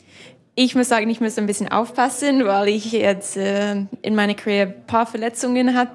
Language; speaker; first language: German; non-native, fluent; English